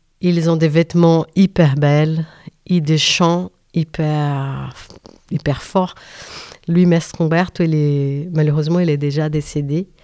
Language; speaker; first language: French; non-native, fluent; Portuguese